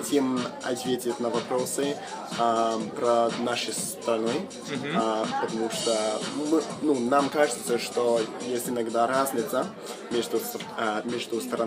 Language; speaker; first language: Russian; non-native, fluent; English